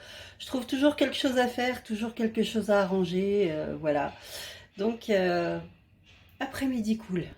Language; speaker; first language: French; native; French